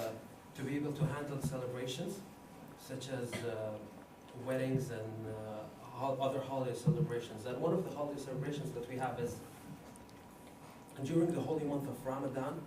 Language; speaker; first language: English; non-native, fluent; Arabic